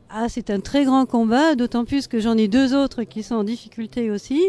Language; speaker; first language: French; native; French